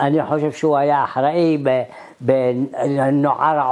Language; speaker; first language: Hebrew; early bilingual, other home language; Arabic